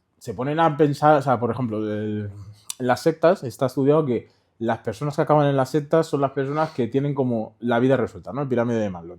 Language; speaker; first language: Spanish; early bilingual, other home language; Haitian Creole